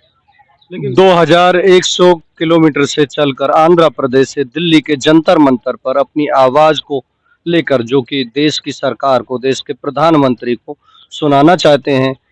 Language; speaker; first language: Hindi; native; Hindi